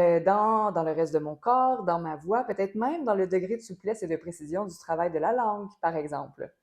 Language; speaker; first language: French; native; French